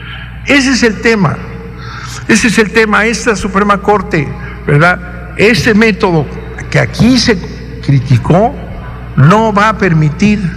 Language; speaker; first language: Spanish; native; Spanish